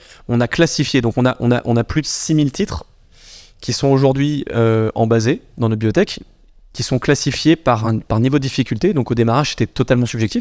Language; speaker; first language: French; native; French